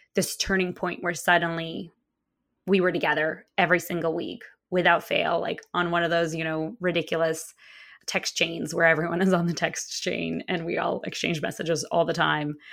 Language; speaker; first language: English; early bilingual, other home language; Russian